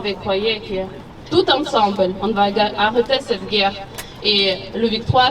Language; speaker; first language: French; non-native, learner; Ukrainian